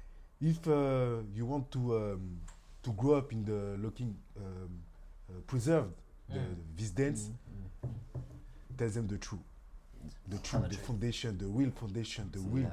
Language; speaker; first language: English; non-native, learner; French